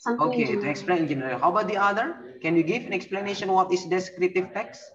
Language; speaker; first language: English; non-native, learner; Indonesian